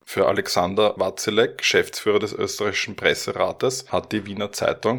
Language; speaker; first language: German; native; German